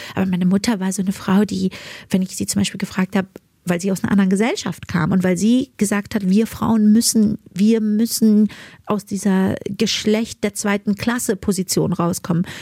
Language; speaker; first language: German; early bilingual, other home language; Persian